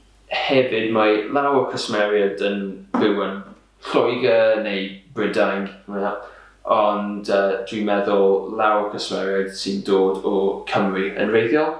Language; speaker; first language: Welsh; non-native, local second language; English